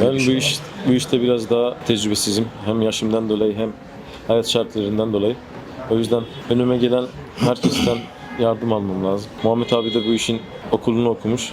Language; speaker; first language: Turkish; non-native, fluent; Persian